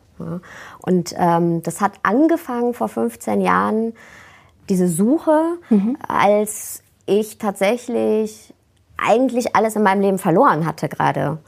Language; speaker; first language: German; native; German